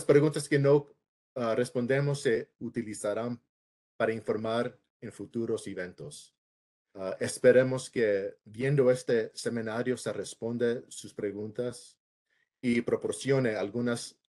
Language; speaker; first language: Spanish; early bilingual, heritage; English